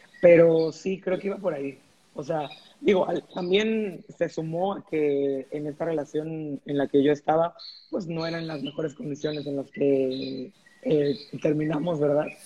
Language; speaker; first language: Spanish; native; Spanish